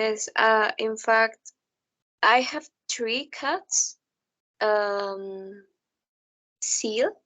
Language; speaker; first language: English; non-native, learner; Spanish